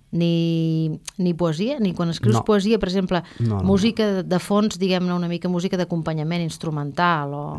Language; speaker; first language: Catalan; native; Catalan